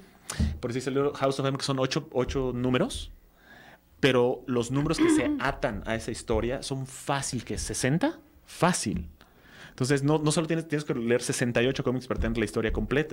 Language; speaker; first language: Spanish; native; Spanish